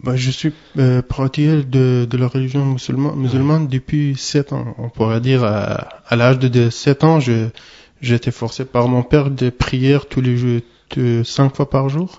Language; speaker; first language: French; non-native, learner; Arabic